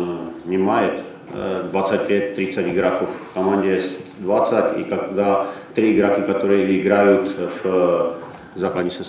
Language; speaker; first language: Russian; non-native, learner; Czech